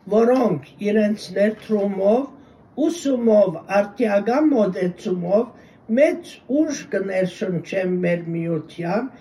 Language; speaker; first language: Armenian; early bilingual, heritage; Armenian